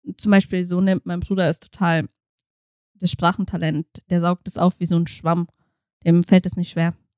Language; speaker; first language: German; early bilingual, other home language; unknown